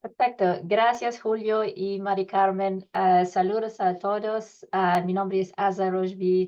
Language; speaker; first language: Spanish; non-native, learner; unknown